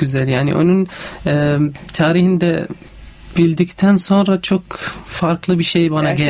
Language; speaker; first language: Turkish; non-native, learner; Arabic